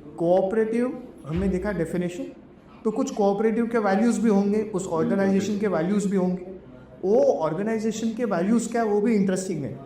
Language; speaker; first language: Hindi; non-native, local second language; Marathi